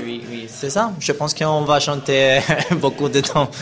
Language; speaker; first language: French; non-native, learner; Spanish